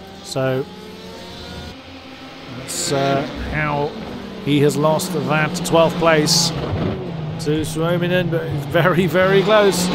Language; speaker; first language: English; native; English